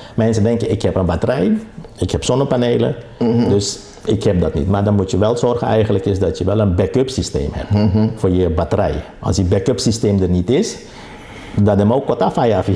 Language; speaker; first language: Dutch; early bilingual, other home language; Caribbean Hindustani